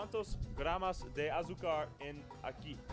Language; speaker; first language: Spanish; non-native, learner; English